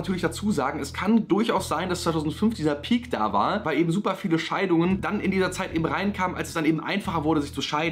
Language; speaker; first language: German; native; German